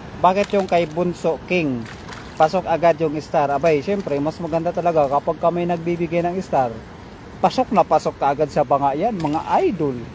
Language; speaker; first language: Filipino; native; Filipino